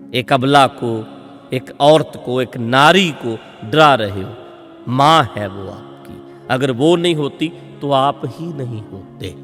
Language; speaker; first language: Hindi; non-native, local second language; Punjabi